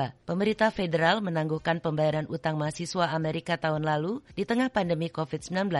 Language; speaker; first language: Indonesian; native; Indonesian